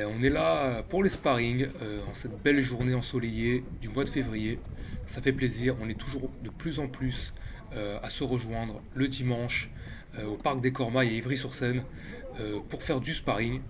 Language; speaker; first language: French; native; French